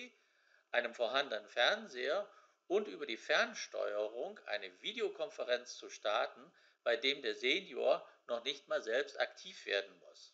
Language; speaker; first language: German; native; German